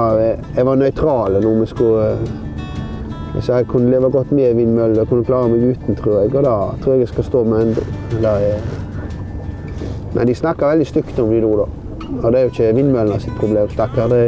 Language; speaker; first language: Norwegian; native; Norwegian